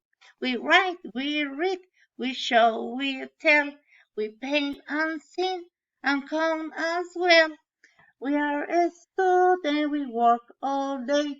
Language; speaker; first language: English; non-native, learner; Spanish